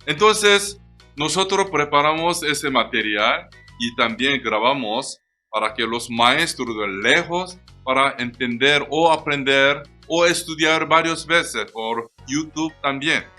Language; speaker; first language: Spanish; non-native, learner; Korean